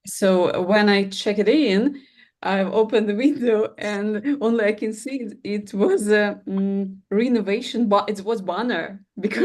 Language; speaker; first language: English; non-native, learner; Russian